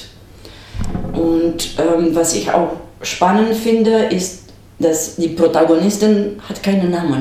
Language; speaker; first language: German; non-native, fluent; Romanian